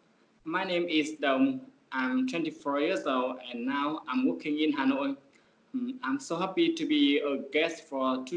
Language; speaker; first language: English; non-native, learner; Vietnamese